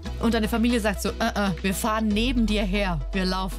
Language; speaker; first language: German; native; German